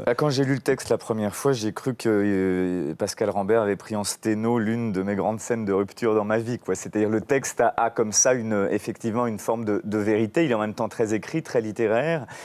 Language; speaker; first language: French; native; French